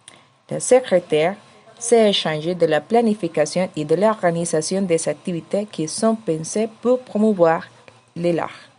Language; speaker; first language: French; non-native, learner; Spanish